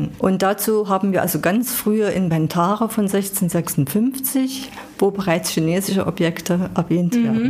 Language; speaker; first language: German; native; German